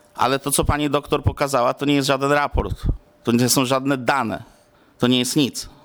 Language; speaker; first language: Polish; non-native, local second language; Romany